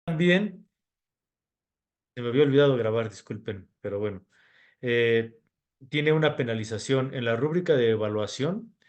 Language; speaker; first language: Spanish; native; Spanish